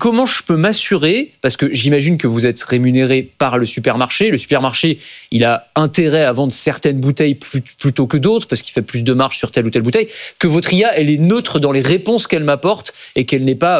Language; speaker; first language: French; native; French